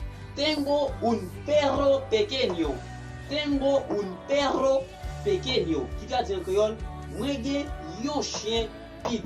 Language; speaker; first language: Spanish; non-native, fluent; Haitian Creole